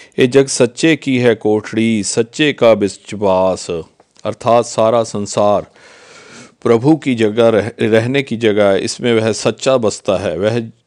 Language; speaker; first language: Hindi; non-native, local second language; Punjabi